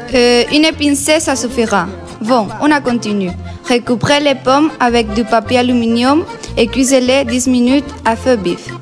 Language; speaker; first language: French; non-native, learner; Spanish